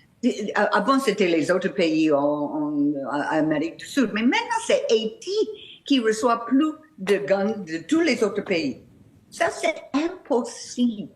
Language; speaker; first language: French; non-native, fluent; English